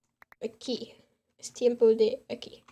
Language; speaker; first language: Spanish; non-native, learner; English